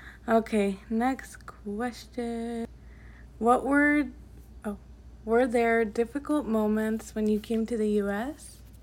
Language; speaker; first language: English; early bilingual, other home language; Spanish